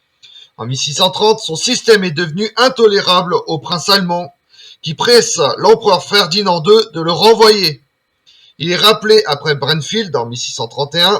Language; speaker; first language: French; native; French